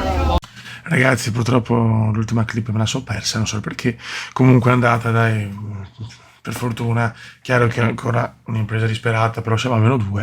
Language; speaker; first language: Italian; native; Italian